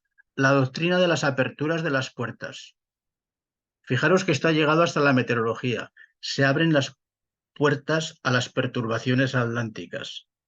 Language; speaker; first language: Spanish; native; Spanish